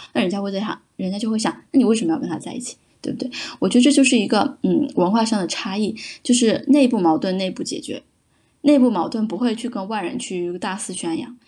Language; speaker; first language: Chinese; native; Chinese